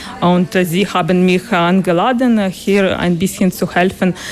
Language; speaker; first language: German; non-native, learner; Ukrainian